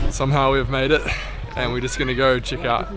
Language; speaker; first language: English; native; English